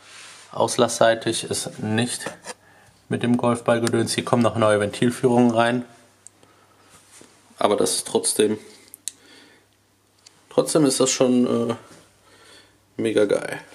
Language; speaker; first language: German; native; German